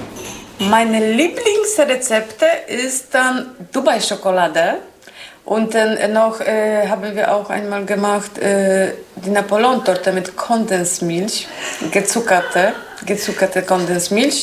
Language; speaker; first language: German; non-native, learner; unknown